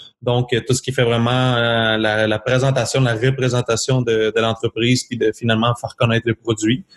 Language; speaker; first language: French; non-native, fluent; Spanish